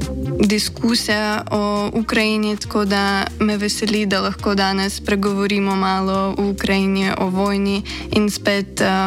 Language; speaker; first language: Slovenian; non-native, fluent; Ukrainian